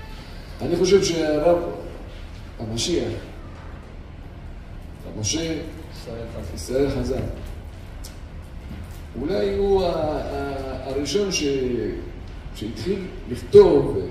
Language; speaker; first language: Hebrew; non-native, fluent; Spanish